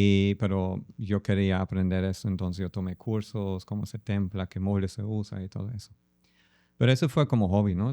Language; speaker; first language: Spanish; non-native, fluent; German